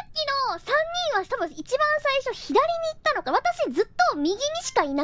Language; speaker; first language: Japanese; native; Japanese